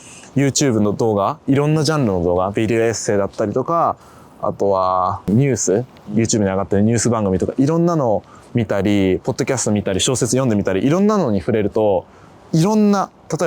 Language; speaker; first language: Japanese; native; Japanese